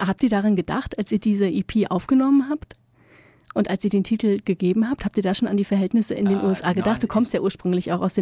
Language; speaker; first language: German; native; German